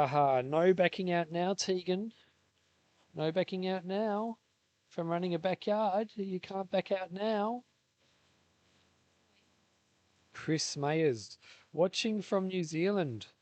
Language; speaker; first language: English; native; English